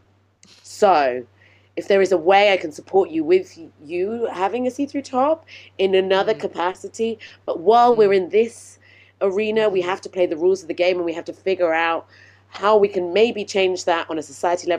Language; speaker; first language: English; native; English